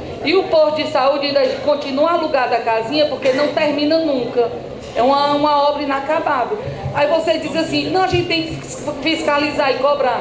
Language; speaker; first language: Portuguese; native; Portuguese